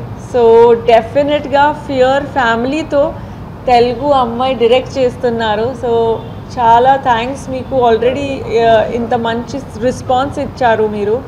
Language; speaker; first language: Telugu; non-native, learner; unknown